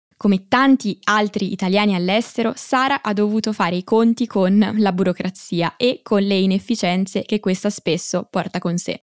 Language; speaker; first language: Italian; native; Italian